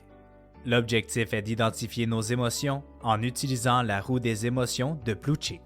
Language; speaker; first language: French; native; French